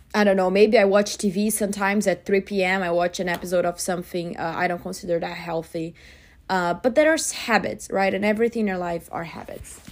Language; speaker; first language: English; non-native, fluent; Portuguese